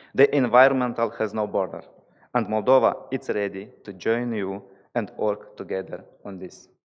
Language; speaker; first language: English; non-native, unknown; Romanian